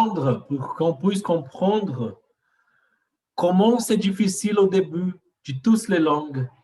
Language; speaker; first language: French; non-native, learner; Portuguese